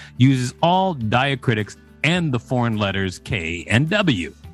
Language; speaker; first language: English; native; English